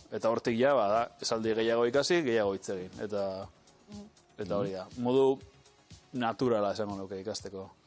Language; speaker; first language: Basque; native; Basque